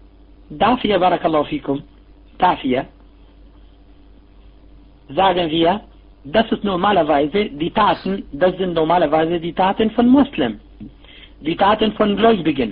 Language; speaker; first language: German; non-native, fluent; Arabic